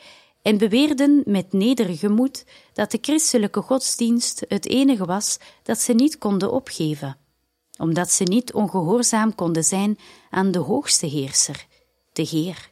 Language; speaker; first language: Dutch; native; Dutch